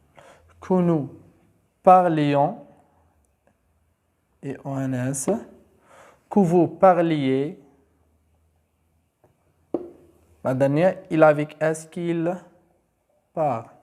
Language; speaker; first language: French; non-native, local second language; Arabic